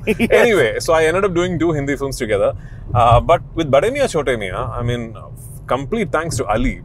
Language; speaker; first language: English; non-native, local second language; Malayalam